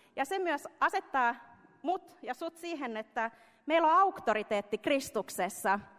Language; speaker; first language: Finnish; early bilingual, heritage; Finnish